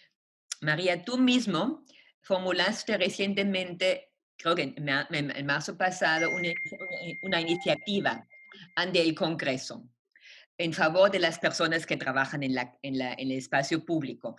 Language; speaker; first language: Spanish; non-native, fluent; German